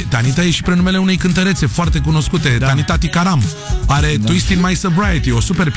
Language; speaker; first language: Romanian; native; Romanian